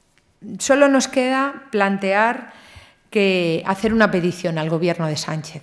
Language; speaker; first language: Spanish; native; Spanish